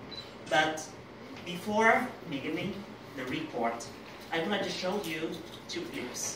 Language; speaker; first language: English; non-native, learner; Vietnamese